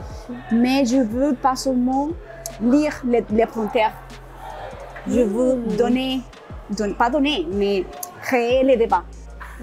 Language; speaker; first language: French; non-native, learner; Spanish